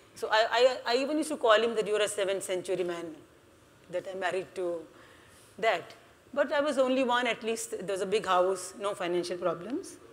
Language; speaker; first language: English; non-native, local second language; Hindi